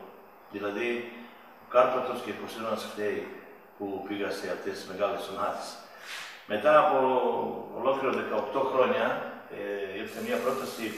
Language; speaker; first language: Greek; non-native, fluent; Serbian